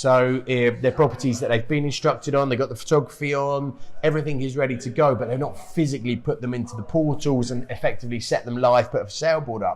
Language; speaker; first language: English; native; English